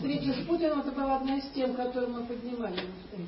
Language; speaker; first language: Russian; native; Russian